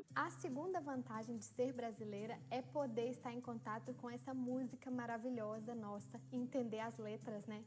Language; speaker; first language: Portuguese; native; Portuguese